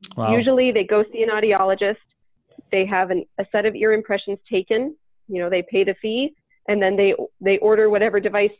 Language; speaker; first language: English; native; English